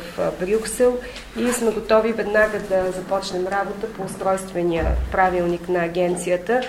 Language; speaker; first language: Bulgarian; native; Bulgarian